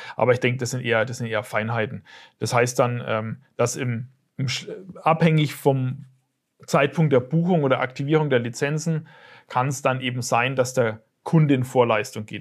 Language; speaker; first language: German; native; German